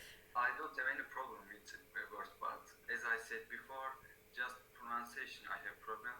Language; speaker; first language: English; non-native, learner; Turkish